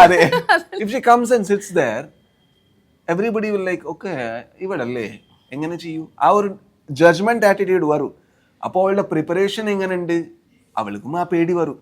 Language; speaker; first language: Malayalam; non-native, learner; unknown